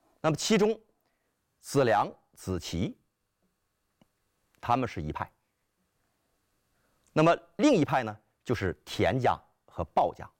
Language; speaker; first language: Chinese; native; Chinese